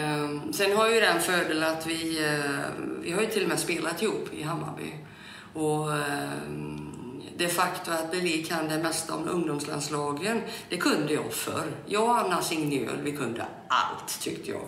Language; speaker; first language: Swedish; native; Swedish